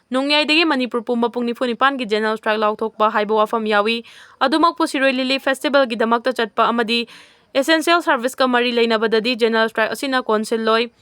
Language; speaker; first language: Manipuri; native; Manipuri